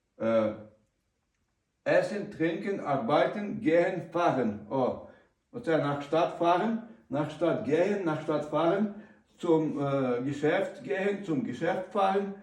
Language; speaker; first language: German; non-native, learner; Ukrainian